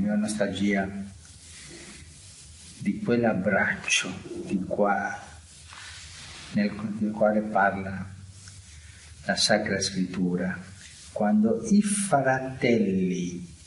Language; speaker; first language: Italian; non-native, fluent; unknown